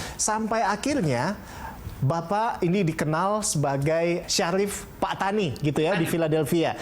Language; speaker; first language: Indonesian; native; Indonesian